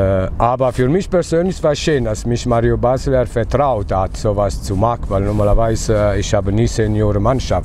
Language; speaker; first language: German; non-native, fluent; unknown